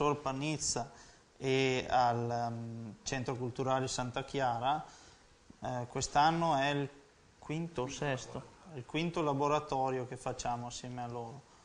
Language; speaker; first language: Italian; native; Italian